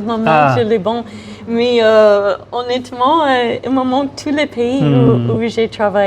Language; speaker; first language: French; non-native, fluent; English